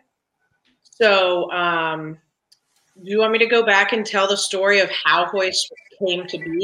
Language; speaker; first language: English; native; English